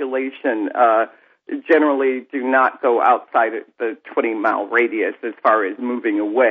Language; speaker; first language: English; native; English